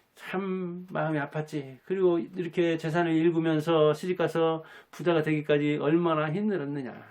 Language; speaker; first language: Korean; native; Korean